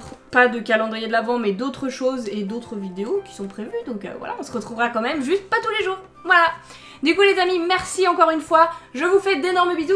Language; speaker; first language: French; native; French